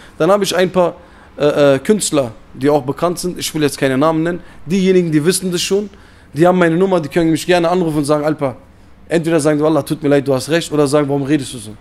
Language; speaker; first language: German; early bilingual, other home language; Turkish